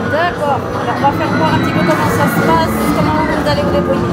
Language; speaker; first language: French; native; French